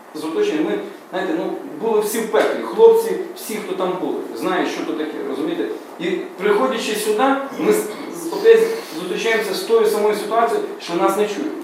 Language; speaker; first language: Ukrainian; native; Ukrainian